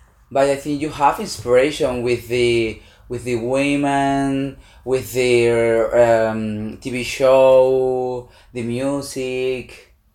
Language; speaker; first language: English; non-native, learner; Spanish